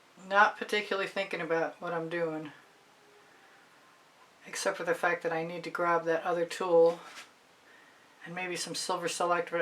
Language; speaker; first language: English; native; English